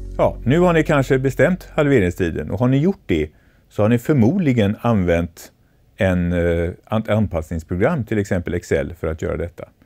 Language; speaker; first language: Swedish; native; Swedish